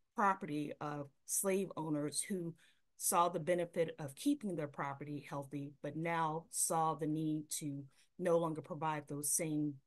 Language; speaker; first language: English; native; English